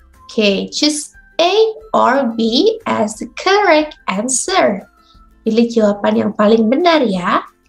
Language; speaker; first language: English; non-native, fluent; Indonesian